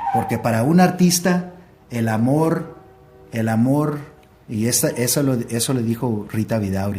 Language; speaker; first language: Spanish; early bilingual, other home language; English